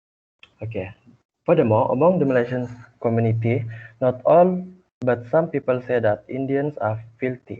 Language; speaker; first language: English; non-native, local second language; Malay